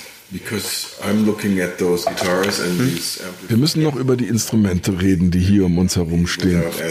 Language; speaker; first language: German; native; German